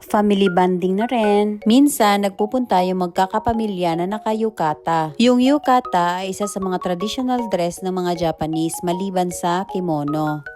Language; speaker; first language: Filipino; native; Filipino